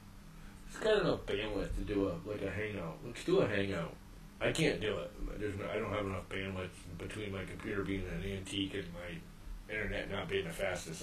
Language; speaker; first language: English; native; English